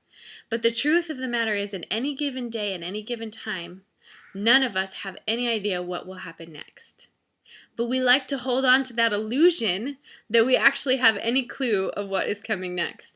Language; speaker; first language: English; native; English